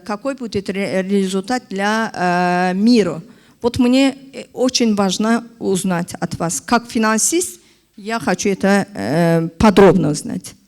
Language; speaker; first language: Russian; non-native, learner; Azerbaijani